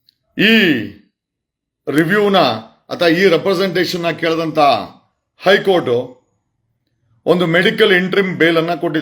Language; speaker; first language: Kannada; native; Kannada